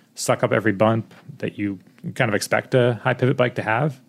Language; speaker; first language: English; native; English